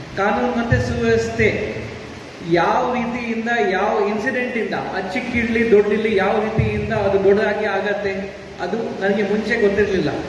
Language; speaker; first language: Kannada; non-native, fluent; Hindi